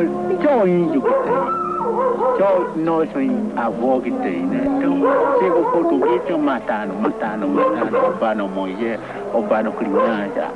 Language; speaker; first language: Portuguese; non-native, local second language; Kayapó